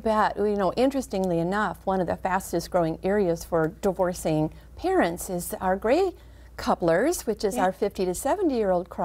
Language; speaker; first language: English; native; English